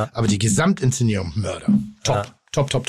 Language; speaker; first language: German; native; German